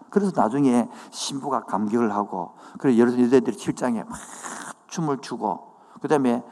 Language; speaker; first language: Korean; native; Korean